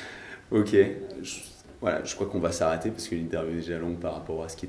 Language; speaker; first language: French; native; French